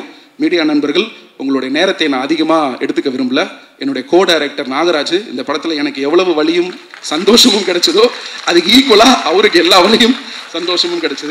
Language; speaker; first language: Tamil; native; Tamil